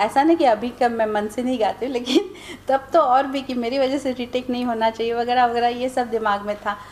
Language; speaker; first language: Hindi; non-native, local second language; Marathi